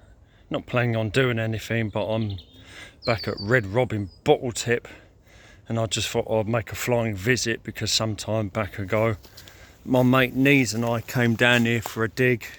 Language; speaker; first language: English; native; English